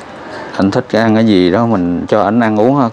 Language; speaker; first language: Vietnamese; native; Vietnamese